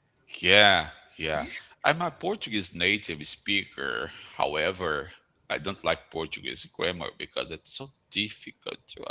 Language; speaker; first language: English; non-native, fluent; Portuguese